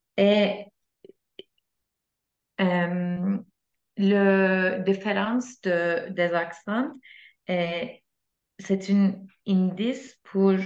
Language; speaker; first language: French; non-native, learner; Turkish